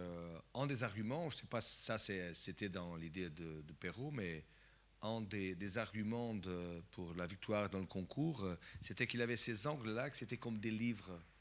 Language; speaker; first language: French; non-native, fluent; Portuguese